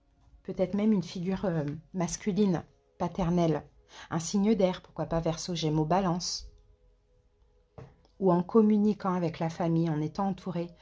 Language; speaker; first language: French; native; French